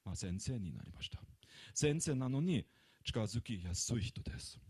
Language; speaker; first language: Japanese; non-native, fluent; German